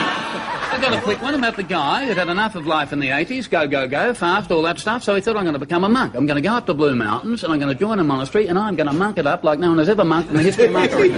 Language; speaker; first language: English; native; English